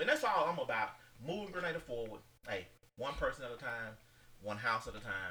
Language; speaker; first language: English; native; English